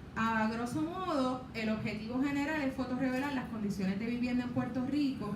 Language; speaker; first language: Spanish; native; Spanish